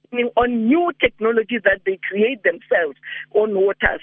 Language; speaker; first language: English; non-native, local second language; Northern Sotho